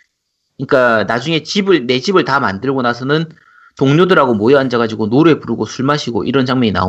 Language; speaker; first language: Korean; native; Korean